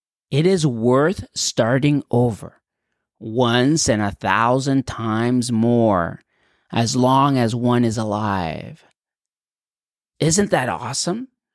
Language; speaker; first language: English; early bilingual, other home language; Spanish